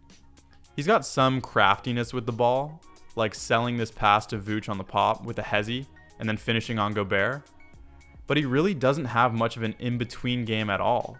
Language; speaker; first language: English; native; English